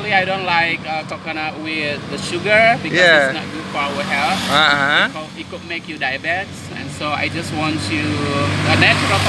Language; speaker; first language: English; non-native, fluent; Indonesian